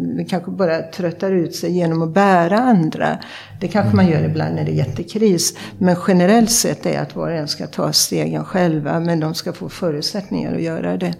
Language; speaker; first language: Swedish; native; Swedish